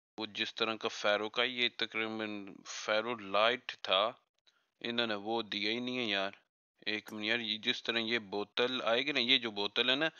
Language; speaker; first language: Urdu; non-native, local second language; Punjabi